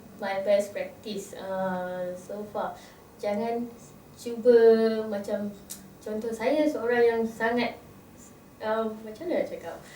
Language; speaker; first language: Malay; native; Malay